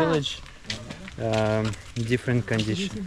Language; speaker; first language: English; non-native, learner; Russian